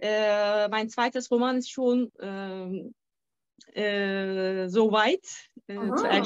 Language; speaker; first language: German; non-native, fluent; Turkish